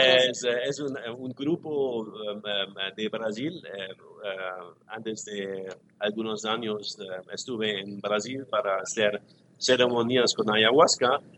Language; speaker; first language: Spanish; non-native, learner; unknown